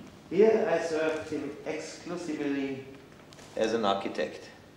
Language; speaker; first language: English; non-native, fluent; German